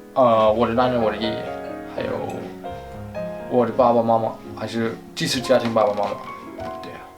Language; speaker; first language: Chinese; non-native, learner; German